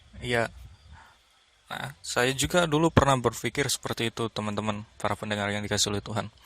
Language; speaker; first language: Indonesian; native; Indonesian